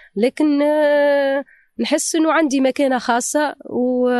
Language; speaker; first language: Arabic; native; Arabic